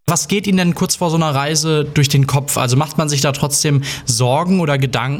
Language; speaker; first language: German; native; German